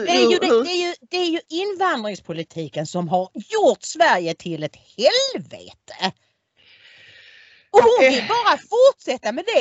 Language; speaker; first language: Swedish; native; Swedish